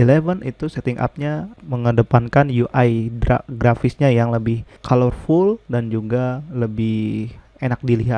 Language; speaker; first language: Indonesian; native; Indonesian